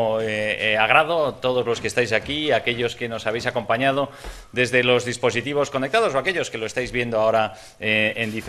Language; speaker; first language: Spanish; native; Spanish